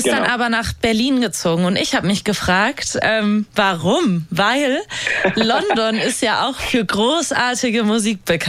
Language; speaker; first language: German; native; German